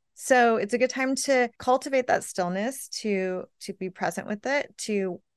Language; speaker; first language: English; native; English